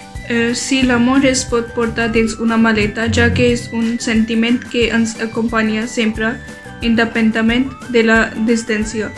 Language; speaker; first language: Catalan; non-native, learner; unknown